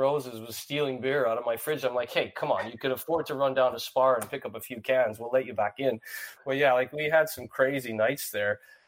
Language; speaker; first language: English; native; English